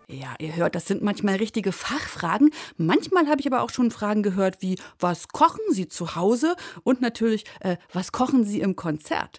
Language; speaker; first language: German; native; German